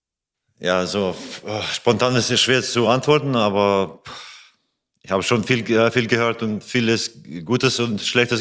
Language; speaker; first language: German; non-native, fluent; Latvian